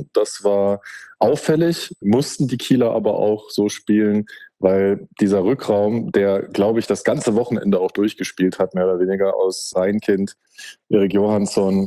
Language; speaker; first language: German; native; German